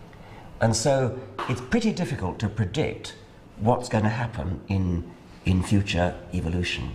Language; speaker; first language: English; native; English